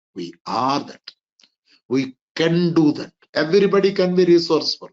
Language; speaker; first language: English; non-native, local second language; Telugu